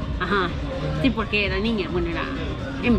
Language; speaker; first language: Spanish; native; Spanish